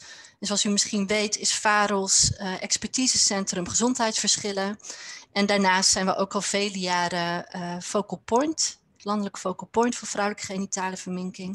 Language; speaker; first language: Dutch; native; Dutch